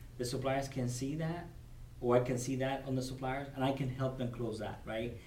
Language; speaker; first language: English; non-native, fluent; Spanish